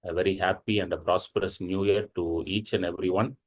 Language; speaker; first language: English; non-native, local second language; Tamil